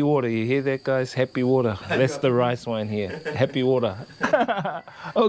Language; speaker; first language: English; native; English